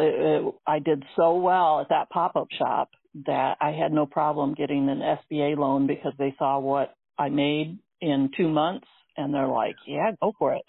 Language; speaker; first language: English; native; English